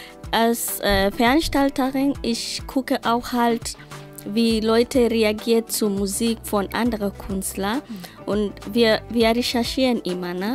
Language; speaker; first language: German; non-native, learner; Swahili